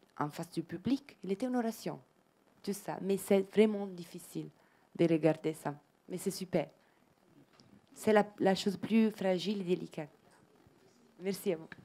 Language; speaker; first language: French; non-native, learner; Italian